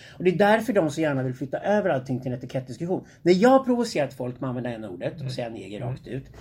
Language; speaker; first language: Swedish; native; Swedish